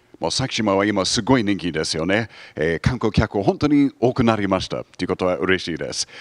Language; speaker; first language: Japanese; non-native, fluent; English